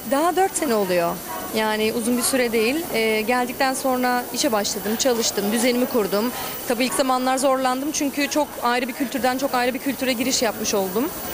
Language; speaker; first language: Turkish; early bilingual, heritage; Turkish